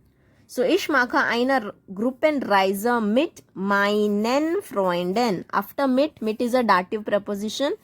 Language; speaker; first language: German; non-native, learner; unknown